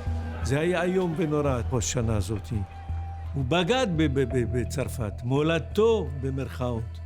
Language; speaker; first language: Hebrew; non-native, fluent; French